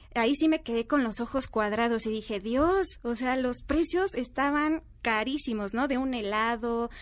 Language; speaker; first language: Spanish; native; Spanish